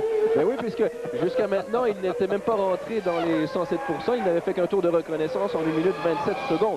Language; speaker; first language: French; native; French